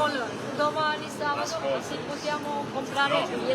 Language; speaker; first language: Italian; non-native, learner; Romanian